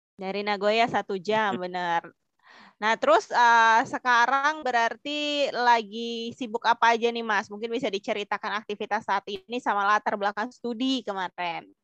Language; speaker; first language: Indonesian; native; Indonesian